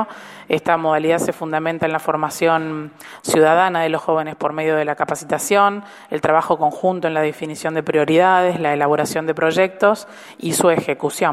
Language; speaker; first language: Spanish; native; Spanish